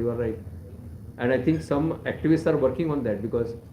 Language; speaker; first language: English; non-native, local second language; Marathi